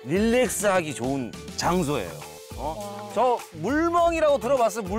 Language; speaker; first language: Korean; native; Korean